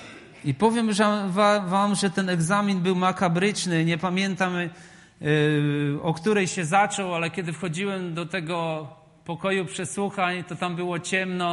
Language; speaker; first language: Polish; native; Polish